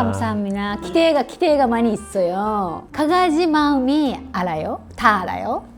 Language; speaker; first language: Korean; non-native, learner; Japanese